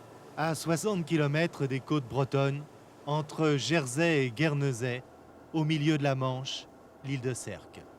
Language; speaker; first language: French; native; French